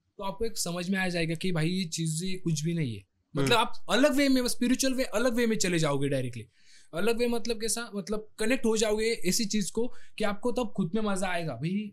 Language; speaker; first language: Hindi; non-native, local second language; Marathi